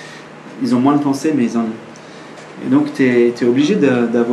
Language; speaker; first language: French; native; French